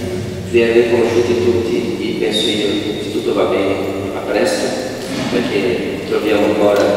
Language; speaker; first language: Italian; non-native, fluent; Portuguese